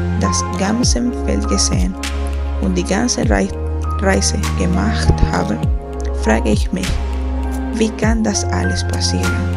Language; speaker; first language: German; non-native, fluent; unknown